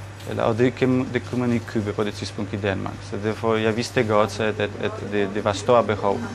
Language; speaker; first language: Danish; non-native, fluent; Polish